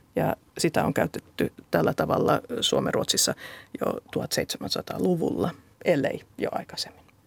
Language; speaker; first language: Finnish; non-native, local second language; Swedish